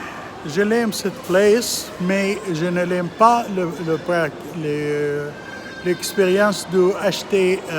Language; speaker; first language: French; non-native, learner; Arabic